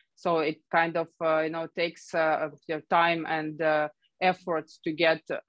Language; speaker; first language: English; non-native, fluent; Ukrainian